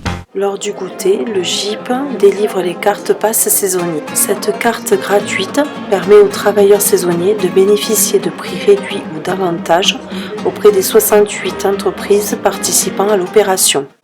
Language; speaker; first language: French; native; French